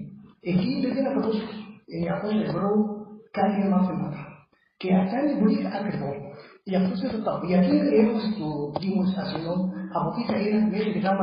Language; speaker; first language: Greek; non-native, learner; Arabic